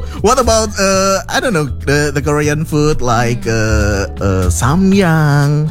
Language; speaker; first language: English; non-native, fluent; Indonesian